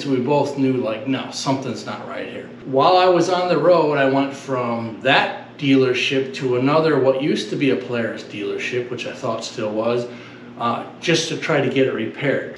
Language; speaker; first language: English; native; English